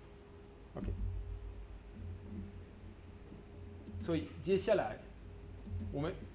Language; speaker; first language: Chinese; non-native, learner; French